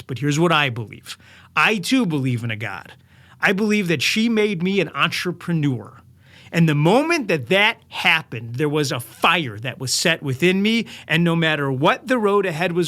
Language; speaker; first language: English; native; English